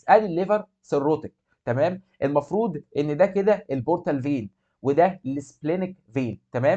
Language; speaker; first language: Arabic; native; Arabic